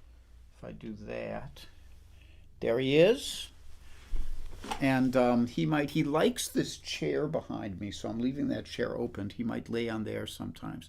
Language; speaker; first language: English; native; English